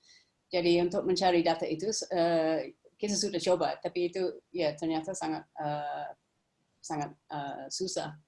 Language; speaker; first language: Indonesian; non-native, fluent; English